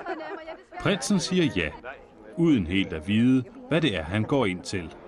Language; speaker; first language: Danish; native; Danish